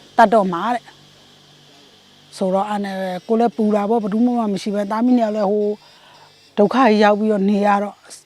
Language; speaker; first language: Burmese; native; Burmese